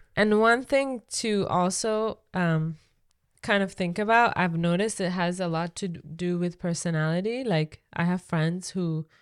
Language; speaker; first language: English; non-native, fluent; Persian